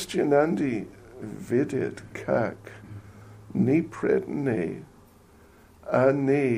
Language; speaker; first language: Russian; non-native, learner; English